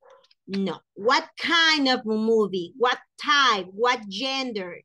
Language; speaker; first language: English; non-native, fluent; Spanish